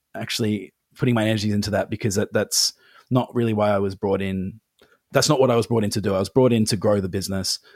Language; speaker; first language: English; native; English